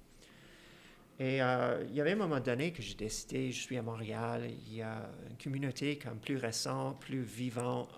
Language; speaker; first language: French; non-native, fluent; Persian